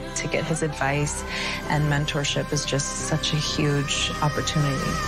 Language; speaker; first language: English; native; English